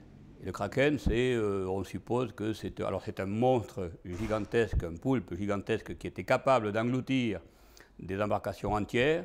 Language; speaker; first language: French; native; French